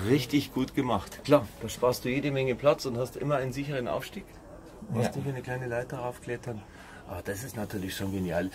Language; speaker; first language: German; native; German